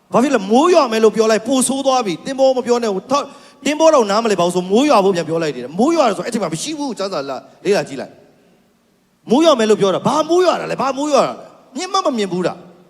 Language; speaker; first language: Burmese; non-native, local second language; Kachin